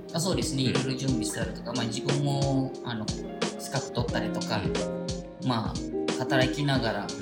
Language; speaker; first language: Japanese; non-native, fluent; Indonesian